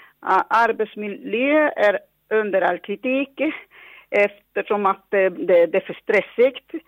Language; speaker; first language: Swedish; non-native, local second language; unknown